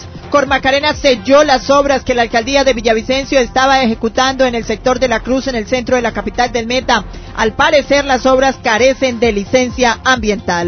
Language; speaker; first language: Spanish; native; Spanish